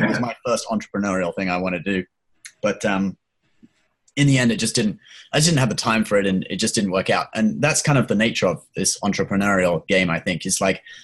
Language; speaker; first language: English; native; English